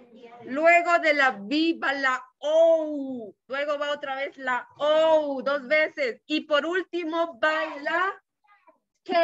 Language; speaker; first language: Spanish; native; Spanish